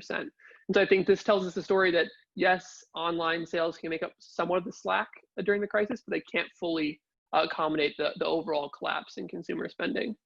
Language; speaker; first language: English; native; English